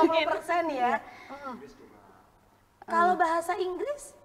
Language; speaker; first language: Indonesian; native; Indonesian